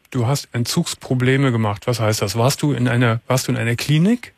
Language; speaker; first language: German; native; German